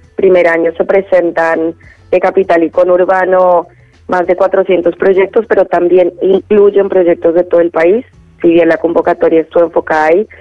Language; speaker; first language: Spanish; native; Spanish